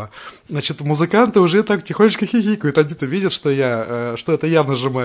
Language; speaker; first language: Russian; native; Russian